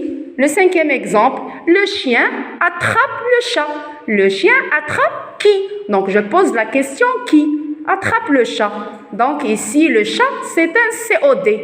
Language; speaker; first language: French; non-native, local second language; Arabic